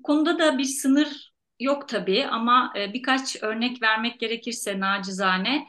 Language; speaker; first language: Turkish; native; Turkish